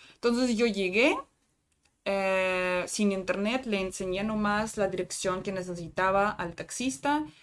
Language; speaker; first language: Spanish; non-native, fluent; Russian